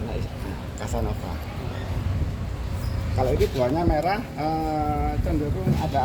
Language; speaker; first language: Indonesian; non-native, local second language; Javanese